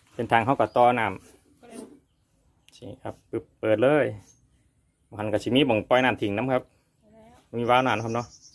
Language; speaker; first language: Thai; native; Thai